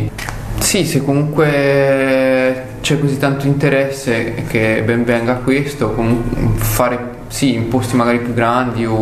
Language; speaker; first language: Italian; native; Italian